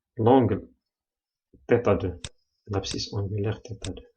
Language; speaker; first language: French; non-native, local second language; Arabic